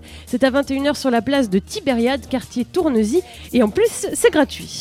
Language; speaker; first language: French; native; French